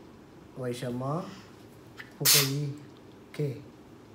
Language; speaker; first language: Chinese; non-native, learner; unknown